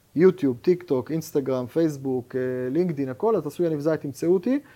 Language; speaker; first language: Hebrew; native; Hebrew